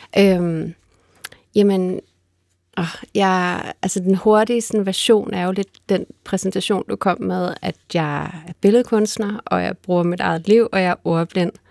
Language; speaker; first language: Danish; native; Danish